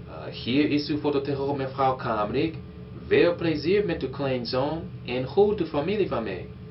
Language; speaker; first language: Dutch; non-native, learner; English